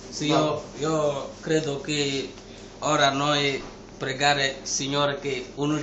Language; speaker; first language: Italian; non-native, learner; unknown